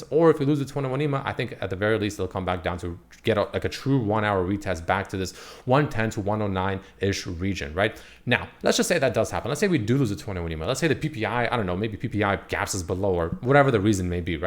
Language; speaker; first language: English; native; English